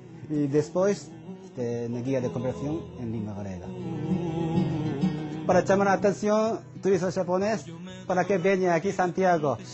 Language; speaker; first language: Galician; non-native, learner; Japanese